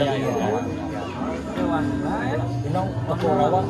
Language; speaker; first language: Indonesian; non-native, local second language; Balinese